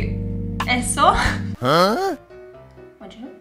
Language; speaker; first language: Korean; non-native, learner; Russian